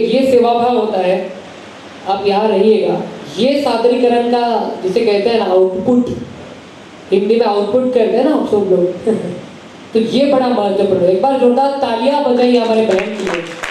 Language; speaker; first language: Hindi; non-native, local second language; Marathi